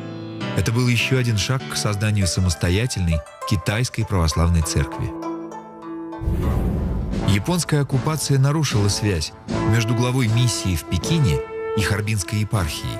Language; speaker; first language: Russian; native; Russian